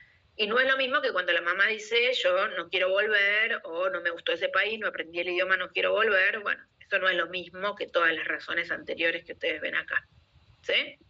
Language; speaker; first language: Spanish; native; Spanish